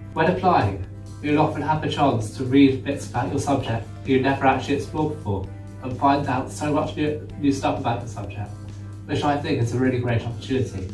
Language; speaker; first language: English; non-native, fluent; Romanian